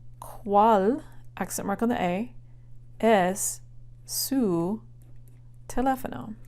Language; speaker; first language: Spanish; non-native, fluent; English